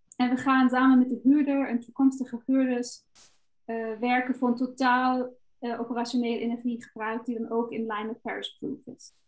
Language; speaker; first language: Dutch; non-native, fluent; German